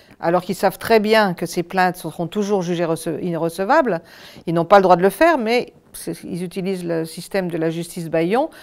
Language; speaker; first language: French; native; French